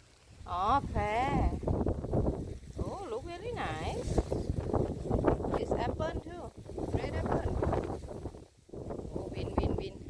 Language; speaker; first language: English; non-native, learner; Thai